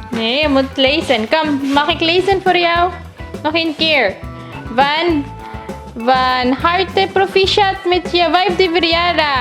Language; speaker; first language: Dutch; non-native, learner; Filipino